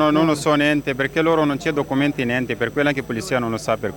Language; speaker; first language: Italian; non-native, learner; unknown